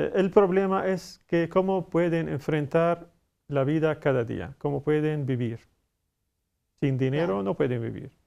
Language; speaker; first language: Spanish; non-native, fluent; Arabic